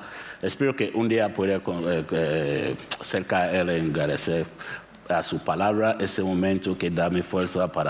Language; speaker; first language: Spanish; non-native, learner; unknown